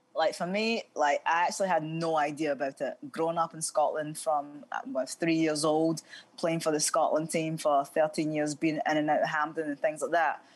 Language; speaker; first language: English; native; English